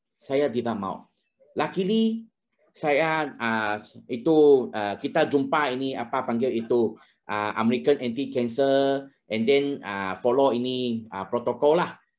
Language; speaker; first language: Malay; non-native, local second language; Chinese